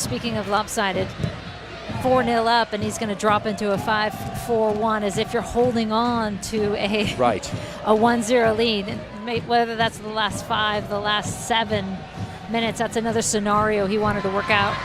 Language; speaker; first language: English; native; English